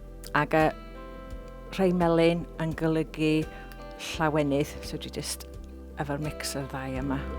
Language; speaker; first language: Welsh; non-native, local second language; English